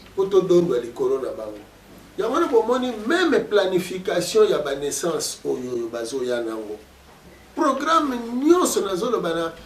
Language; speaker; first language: Lingala; non-native, local second language; Kongo